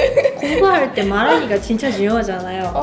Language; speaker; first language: Korean; non-native, learner; Japanese